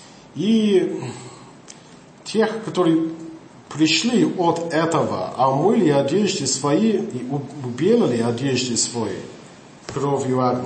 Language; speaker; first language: Russian; non-native, fluent; English